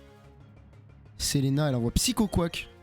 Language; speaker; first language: French; native; French